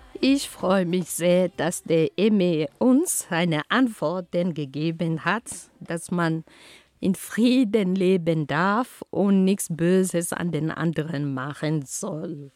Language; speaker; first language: German; non-native, fluent; Ghomala